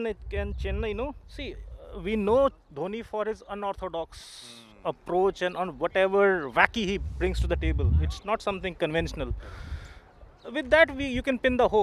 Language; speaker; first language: English; non-native, local second language; Hindi